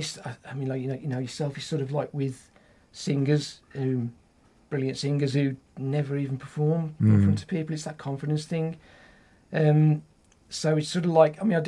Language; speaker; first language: English; native; English